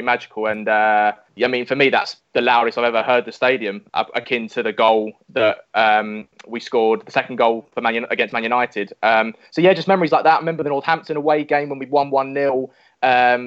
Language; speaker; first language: English; native; English